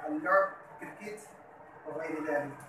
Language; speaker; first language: Arabic; non-native, learner; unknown